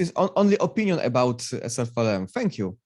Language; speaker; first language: English; non-native, fluent; Polish